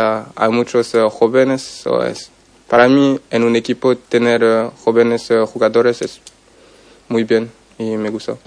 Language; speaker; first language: Spanish; non-native, learner; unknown